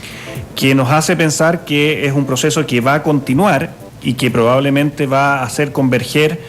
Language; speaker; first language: Spanish; native; Spanish